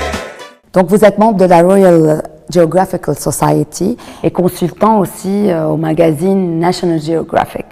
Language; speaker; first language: French; non-native, local second language; Arabic